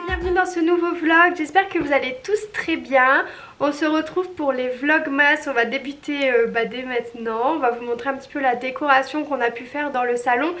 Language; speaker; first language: French; native; French